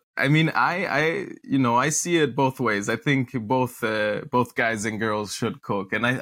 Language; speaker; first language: English; non-native, fluent; Romanian